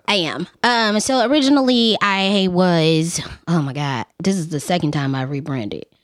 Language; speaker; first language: English; native; English